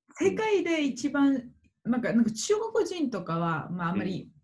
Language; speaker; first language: Japanese; non-native, fluent; Georgian